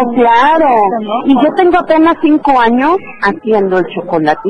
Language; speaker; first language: Spanish; native; Spanish